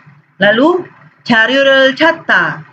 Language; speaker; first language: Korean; non-native, fluent; Indonesian